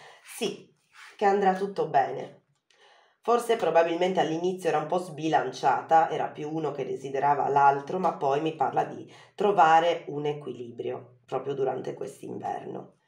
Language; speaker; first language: Italian; native; Italian